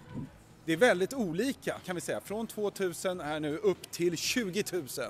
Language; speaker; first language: Swedish; native; Swedish